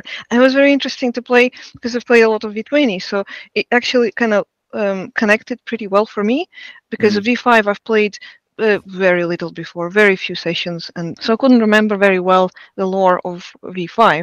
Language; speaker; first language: English; non-native, fluent; Russian